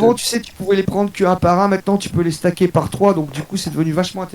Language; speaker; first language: French; native; French